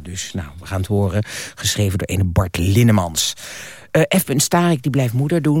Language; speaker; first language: Dutch; native; Dutch